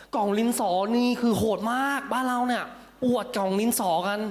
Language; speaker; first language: Thai; early bilingual, heritage; Cantonese